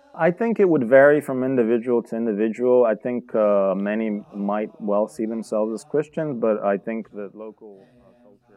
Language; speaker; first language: English; early bilingual, other home language; Bulgarian